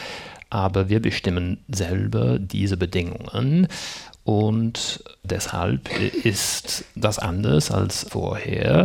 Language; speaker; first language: German; non-native, fluent; English